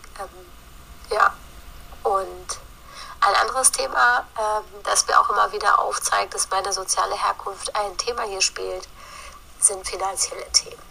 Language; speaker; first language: German; early bilingual, other home language; Turkish